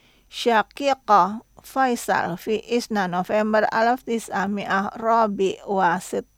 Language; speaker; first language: Arabic; non-native, fluent; Indonesian